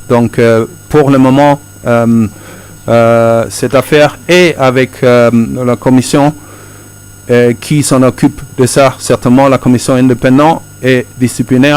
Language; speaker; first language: French; non-native, fluent; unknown